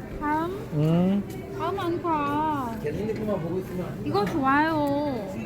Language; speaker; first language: Korean; non-native, learner; Vietnamese